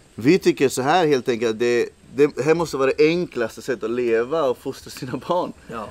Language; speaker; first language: Swedish; early bilingual, other home language; Spanish